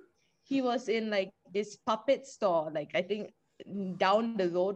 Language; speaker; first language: English; non-native, local second language; Tamil